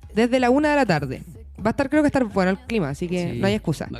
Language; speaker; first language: Spanish; native; Spanish